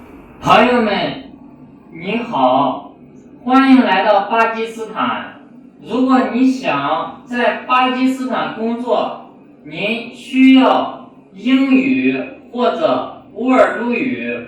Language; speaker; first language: Chinese; non-native, fluent; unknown